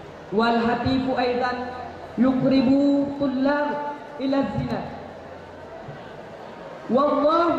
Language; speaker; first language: Arabic; non-native, learner; Achinese